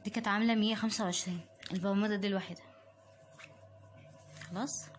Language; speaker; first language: Arabic; native; Arabic